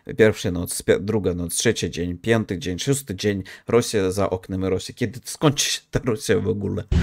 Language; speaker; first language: Polish; non-native, fluent; Russian